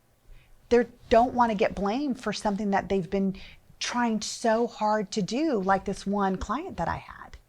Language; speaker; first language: English; native; English